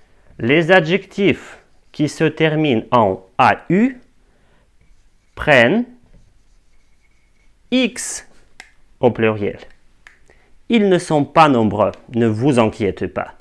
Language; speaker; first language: French; non-native, fluent; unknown